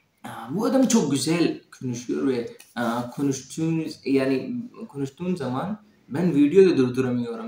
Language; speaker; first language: Turkish; non-native, fluent; Urdu